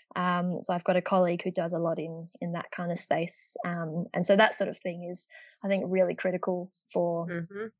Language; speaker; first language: English; native; English